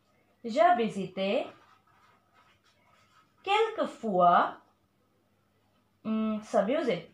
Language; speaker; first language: French; non-native, learner; Hindi